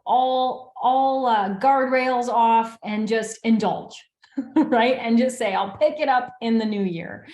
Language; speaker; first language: English; native; English